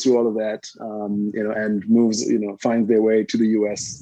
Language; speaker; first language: English; non-native, local second language; Shona